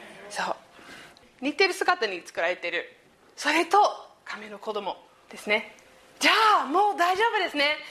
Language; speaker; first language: Japanese; native; Japanese